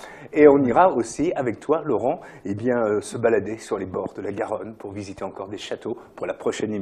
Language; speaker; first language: French; native; French